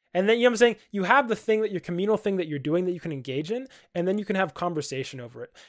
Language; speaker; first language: English; native; English